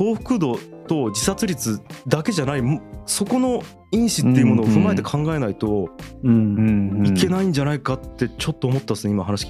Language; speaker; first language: Japanese; native; Japanese